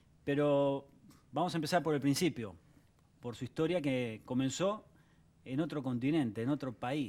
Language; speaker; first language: Spanish; native; Spanish